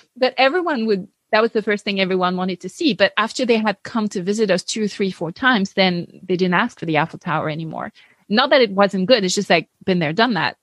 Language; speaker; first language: English; non-native, fluent; French